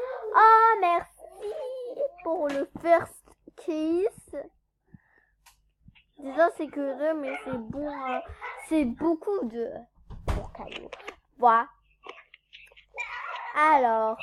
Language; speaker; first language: French; native; French